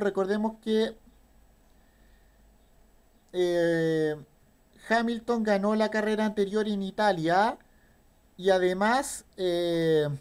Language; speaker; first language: Spanish; native; Spanish